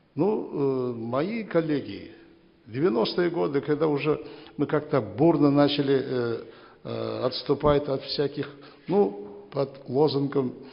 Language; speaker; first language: Russian; non-native, local second language; Kazakh